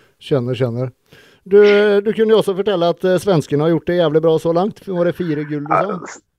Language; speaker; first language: Norwegian; native; Norwegian